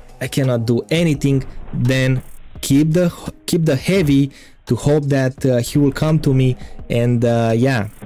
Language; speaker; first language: English; non-native, fluent; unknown